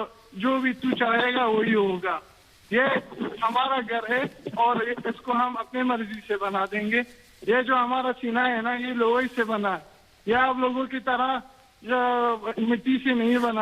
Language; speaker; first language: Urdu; non-native, fluent; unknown